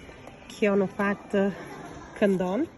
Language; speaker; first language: Albanian; early bilingual, heritage; Albanian